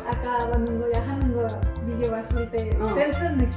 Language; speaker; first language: Korean; non-native, learner; Spanish